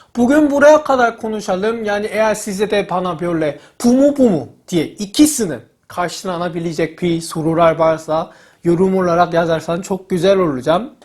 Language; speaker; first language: Turkish; non-native, learner; Korean